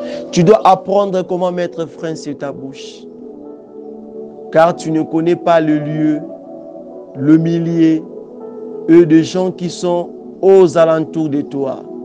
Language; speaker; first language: French; non-native, local second language; Lingala